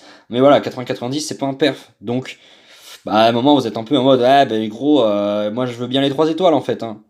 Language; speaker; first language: French; native; French